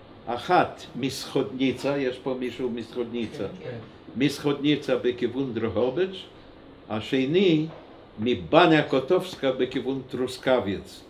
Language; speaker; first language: Hebrew; non-native, fluent; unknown